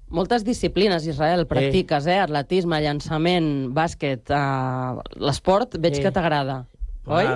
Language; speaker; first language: Catalan; native; Catalan